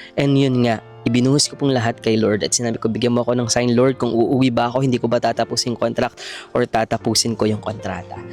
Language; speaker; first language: Filipino; native; Filipino